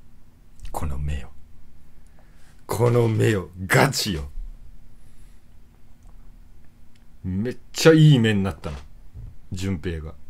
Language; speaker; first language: Japanese; native; Japanese